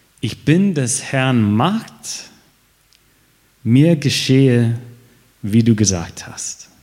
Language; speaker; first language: German; non-native, fluent; English